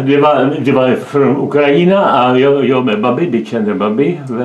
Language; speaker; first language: Swedish; non-native, learner; Czech